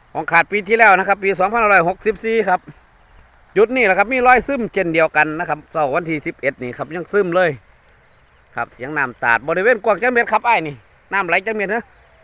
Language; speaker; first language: Thai; native; Thai